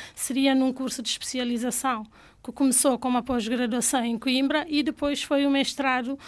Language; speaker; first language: Portuguese; non-native, fluent; Fula